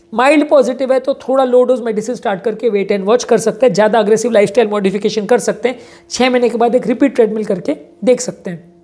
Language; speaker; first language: Hindi; native; Hindi